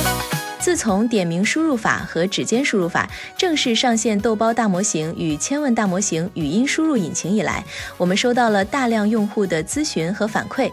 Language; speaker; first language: Chinese; native; Chinese